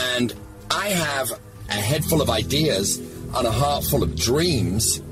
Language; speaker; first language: English; native; English